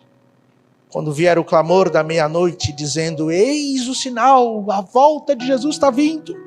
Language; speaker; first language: Portuguese; native; Portuguese